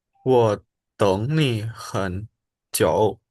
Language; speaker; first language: Chinese; non-native, learner; Indonesian